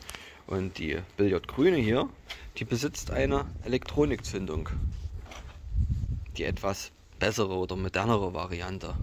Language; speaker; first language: German; native; German